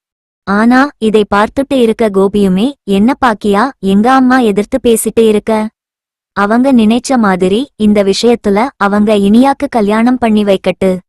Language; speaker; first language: Tamil; native; Tamil